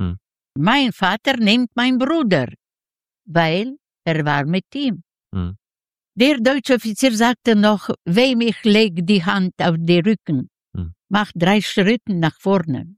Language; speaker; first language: German; non-native, learner; Yiddish